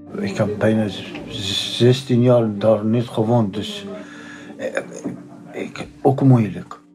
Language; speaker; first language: Dutch; non-native, learner; Arabic